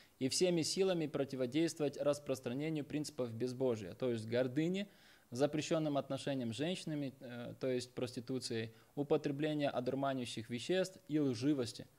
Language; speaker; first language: Russian; native; Russian